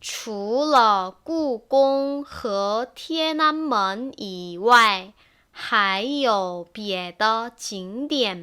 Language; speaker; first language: Chinese; non-native, fluent; Korean